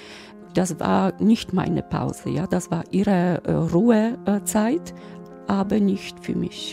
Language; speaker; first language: German; non-native, fluent; Polish